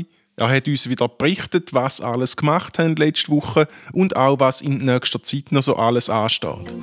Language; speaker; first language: German; native; German